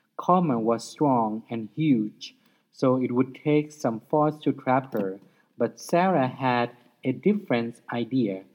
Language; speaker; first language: English; non-native, fluent; Thai